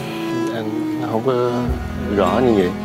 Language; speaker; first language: Vietnamese; early bilingual, heritage; Vietnamese